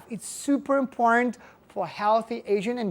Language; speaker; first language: English; non-native, fluent; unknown